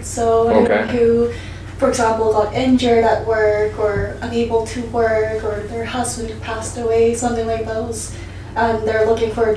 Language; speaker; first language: English; early bilingual, other home language; Korean